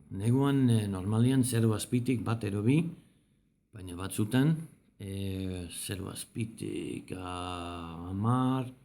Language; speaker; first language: Basque; non-native, learner; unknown